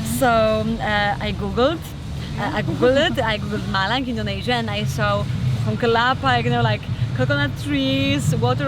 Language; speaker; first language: English; non-native, fluent; Polish